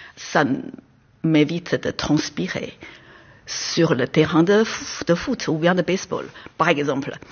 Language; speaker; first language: French; non-native, fluent; Chinese